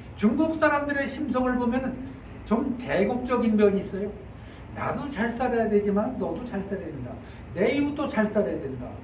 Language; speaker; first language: Korean; native; Korean